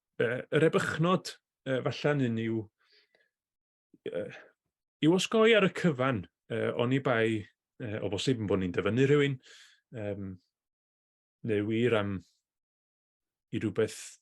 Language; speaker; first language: Welsh; native; Welsh